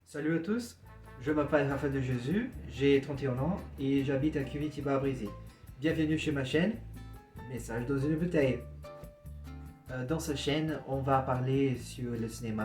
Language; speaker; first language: French; non-native, learner; Portuguese